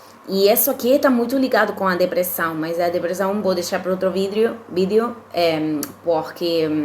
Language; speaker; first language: Portuguese; non-native, fluent; Spanish